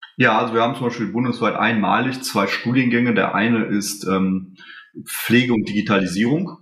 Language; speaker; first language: German; early bilingual, other home language; Polish